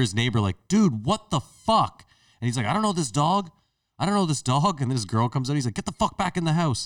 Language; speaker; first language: English; native; English